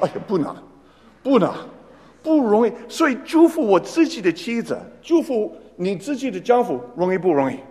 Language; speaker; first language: Chinese; non-native, fluent; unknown